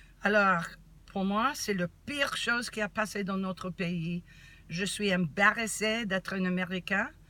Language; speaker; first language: French; non-native, learner; English